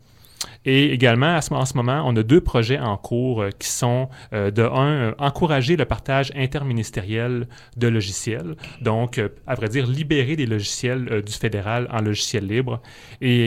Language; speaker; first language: French; native; French